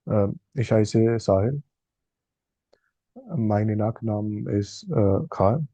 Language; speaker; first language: German; non-native, learner; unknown